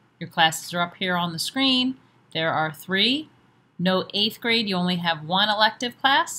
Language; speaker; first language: English; native; English